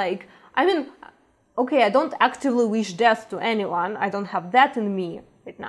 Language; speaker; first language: English; non-native, fluent; Ukrainian